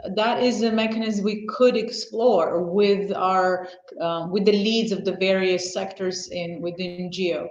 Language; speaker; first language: English; non-native, fluent; Armenian